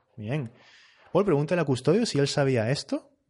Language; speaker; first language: Spanish; native; Spanish